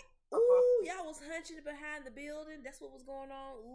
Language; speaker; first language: English; native; English